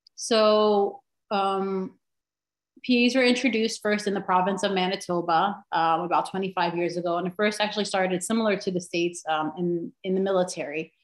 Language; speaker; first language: English; native; English